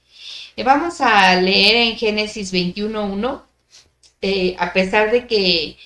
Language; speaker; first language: Spanish; native; Spanish